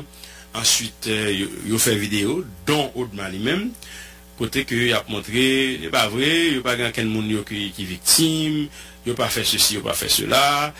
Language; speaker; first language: French; non-native, local second language; Haitian Creole